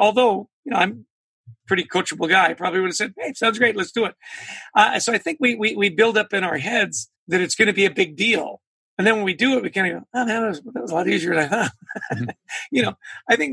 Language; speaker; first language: English; native; English